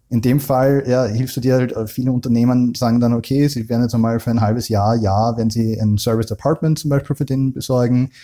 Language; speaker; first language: German; native; German